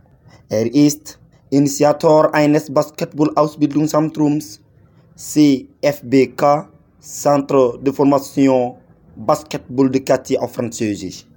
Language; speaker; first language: German; non-native, learner; French